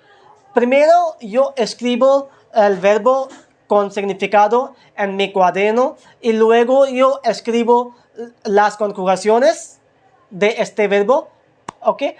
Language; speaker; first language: Spanish; non-native, learner; Hindi